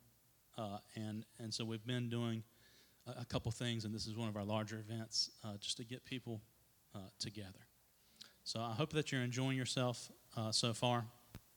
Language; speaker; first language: English; native; English